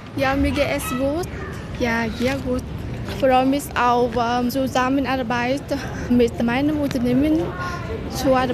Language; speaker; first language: German; non-native, learner; Vietnamese